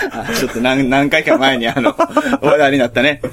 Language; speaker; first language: Japanese; native; Japanese